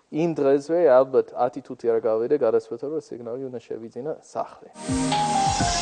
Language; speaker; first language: Georgian; non-native, fluent; English